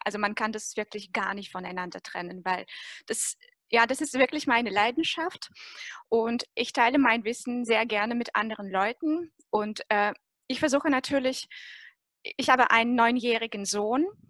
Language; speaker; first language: German; non-native, fluent; Russian